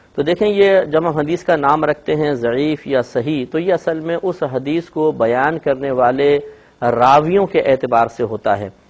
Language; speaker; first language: Urdu; native; Urdu